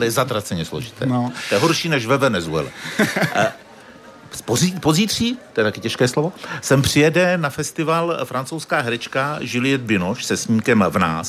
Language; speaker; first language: Czech; native; Czech